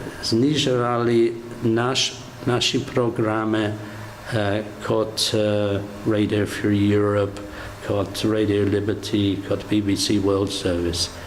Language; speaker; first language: Slovenian; non-native, learner; English